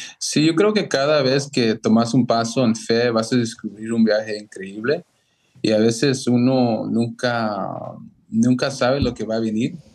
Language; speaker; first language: Spanish; early bilingual, heritage; Spanish